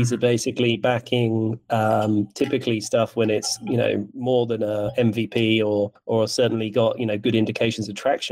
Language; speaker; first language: English; native; English